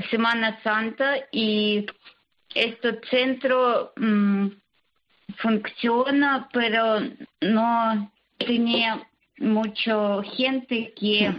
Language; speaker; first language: Spanish; non-native, learner; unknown